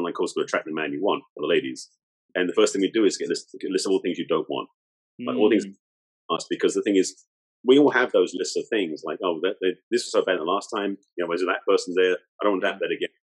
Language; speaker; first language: English; native; English